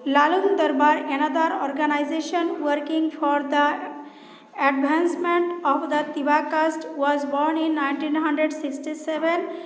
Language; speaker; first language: English; non-native, local second language; Assamese